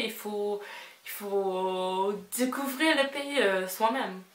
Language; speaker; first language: French; non-native, fluent; English